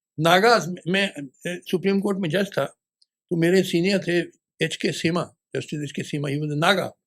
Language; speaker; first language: Hindi; native; Hindi